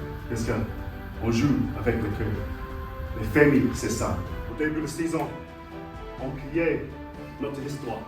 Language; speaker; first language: French; non-native, learner; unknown